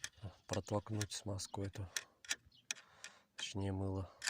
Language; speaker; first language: Russian; native; Russian